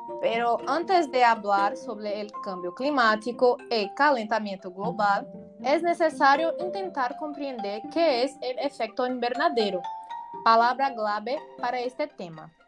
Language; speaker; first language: Spanish; non-native, learner; Portuguese